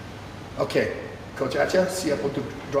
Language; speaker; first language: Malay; non-native, fluent; English